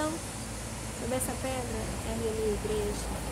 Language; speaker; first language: Portuguese; native; Portuguese